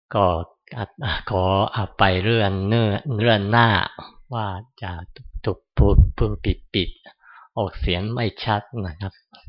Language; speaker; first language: Thai; non-native, fluent; Japanese